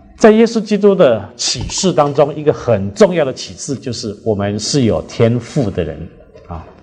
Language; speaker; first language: Chinese; native; Chinese